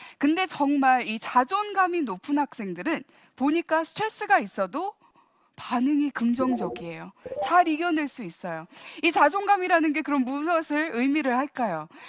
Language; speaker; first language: Korean; early bilingual, heritage; Korean